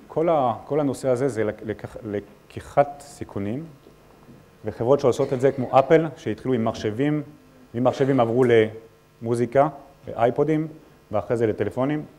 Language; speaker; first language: Hebrew; non-native, fluent; French